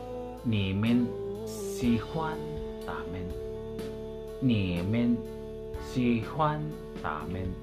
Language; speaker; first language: Chinese; non-native, learner; Filipino